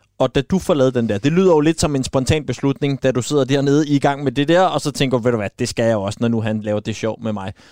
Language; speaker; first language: Danish; native; Danish